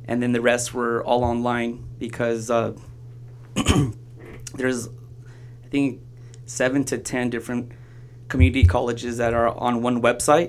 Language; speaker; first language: English; native; English